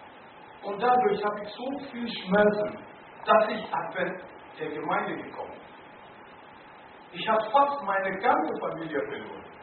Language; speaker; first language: German; non-native, learner; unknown